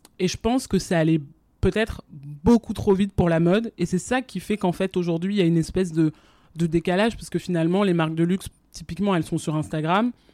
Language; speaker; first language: French; native; French